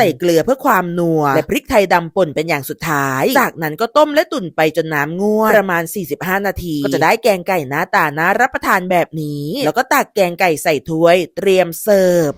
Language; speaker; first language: Thai; native; Thai